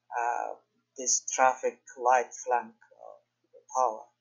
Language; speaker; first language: English; non-native, fluent; Persian